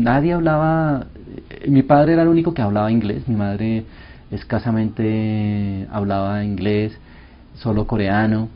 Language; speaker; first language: Spanish; early bilingual, other home language; Korean